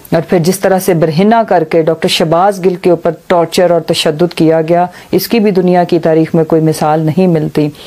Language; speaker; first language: Urdu; non-native, local second language; Punjabi